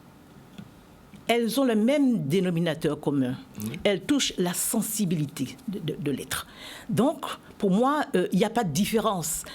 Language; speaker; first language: French; native; French